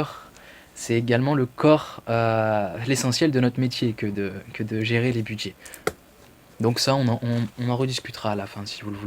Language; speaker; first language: French; native; French